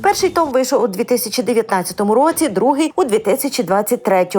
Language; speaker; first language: Ukrainian; native; Ukrainian